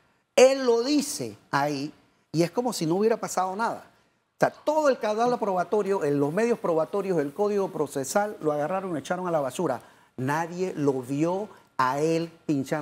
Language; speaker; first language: Spanish; native; Spanish